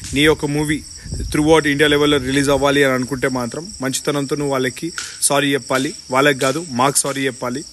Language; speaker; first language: Telugu; non-native, local second language; Lambadi